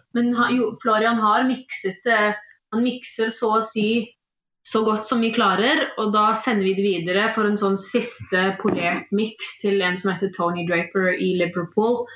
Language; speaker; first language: Norwegian; native; Norwegian